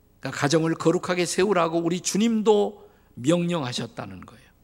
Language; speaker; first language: Korean; native; Korean